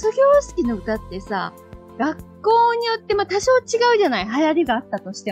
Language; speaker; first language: Japanese; native; Japanese